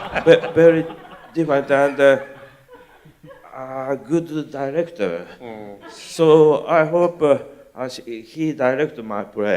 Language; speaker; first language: English; non-native, learner; Japanese